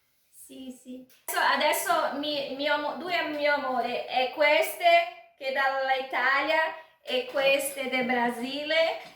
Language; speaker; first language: Italian; non-native, learner; Portuguese